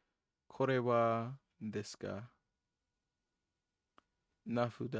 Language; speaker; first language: Japanese; non-native, learner; English